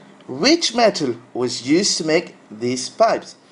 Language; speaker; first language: English; non-native, local second language; Morisyen